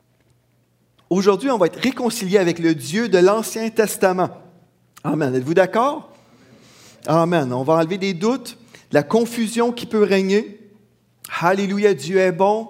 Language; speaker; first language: French; native; French